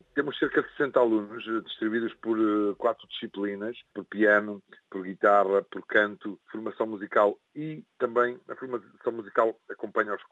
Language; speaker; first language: Portuguese; native; Portuguese